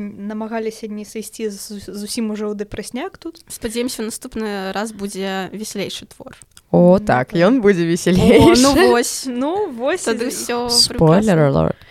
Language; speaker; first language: Belarusian; non-native, local second language; Russian